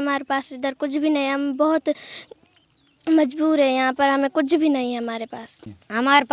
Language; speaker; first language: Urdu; non-native, local second language; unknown